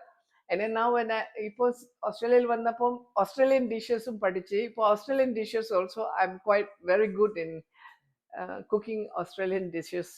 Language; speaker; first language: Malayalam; early bilingual, heritage; Malayalam